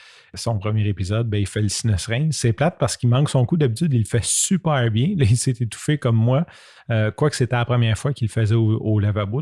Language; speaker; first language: French; native; French